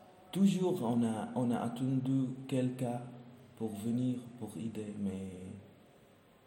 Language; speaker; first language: French; non-native, learner; Arabic